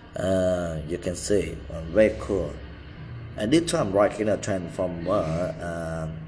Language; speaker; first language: English; non-native, learner; Vietnamese